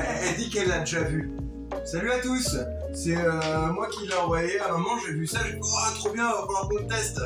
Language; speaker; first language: French; native; French